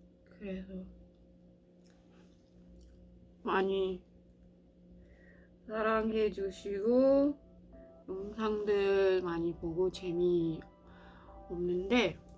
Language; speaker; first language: Korean; non-native, learner; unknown